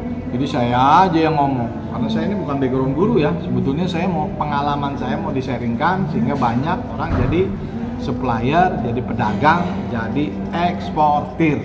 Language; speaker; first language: Indonesian; native; Indonesian